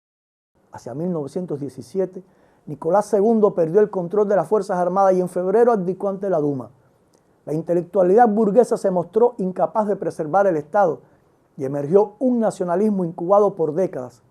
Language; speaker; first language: Spanish; native; Spanish